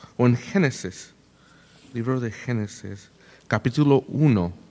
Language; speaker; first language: Spanish; non-native, learner; English